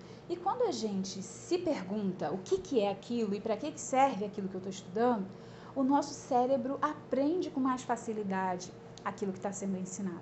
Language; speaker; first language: Portuguese; native; Portuguese